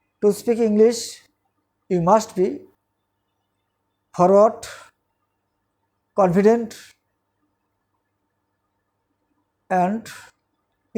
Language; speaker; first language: English; non-native, local second language; Bangla